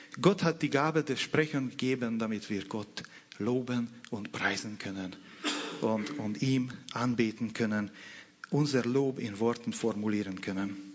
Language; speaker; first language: German; non-native, fluent; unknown